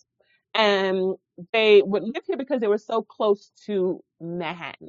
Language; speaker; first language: English; native; English